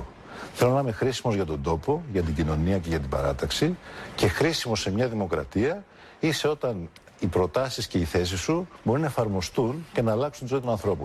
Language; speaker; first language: Greek; native; Greek